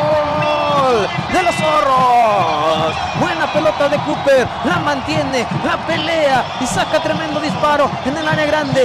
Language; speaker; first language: Spanish; native; Spanish